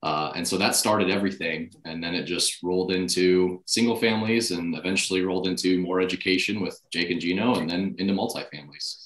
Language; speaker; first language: English; native; English